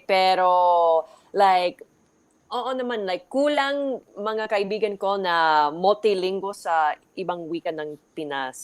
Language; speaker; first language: Filipino; early bilingual, heritage; English